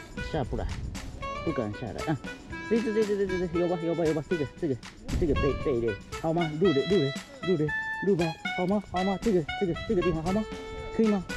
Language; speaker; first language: Chinese; non-native, learner; Japanese